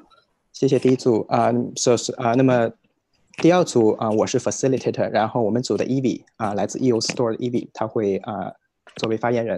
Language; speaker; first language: Chinese; native; Chinese